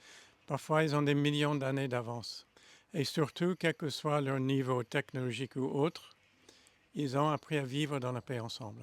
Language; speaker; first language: French; non-native, fluent; English